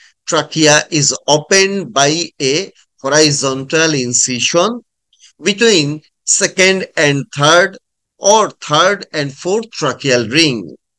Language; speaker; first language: English; non-native, local second language; Bangla